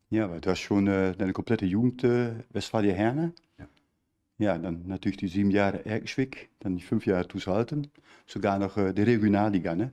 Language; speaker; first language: German; native; German